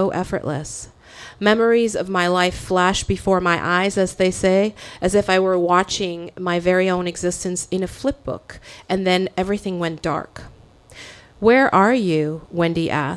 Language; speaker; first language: English; early bilingual, other home language; French